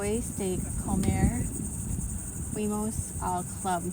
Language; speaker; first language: Spanish; non-native, learner; Lao